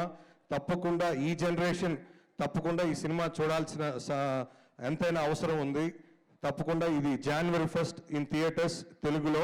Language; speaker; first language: Telugu; native; Telugu